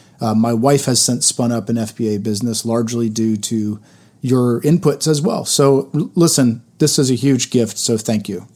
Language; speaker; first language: English; native; English